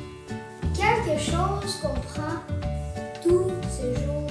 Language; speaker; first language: French; native; French